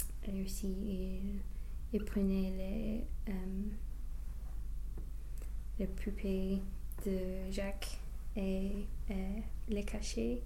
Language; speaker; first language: French; non-native, learner; English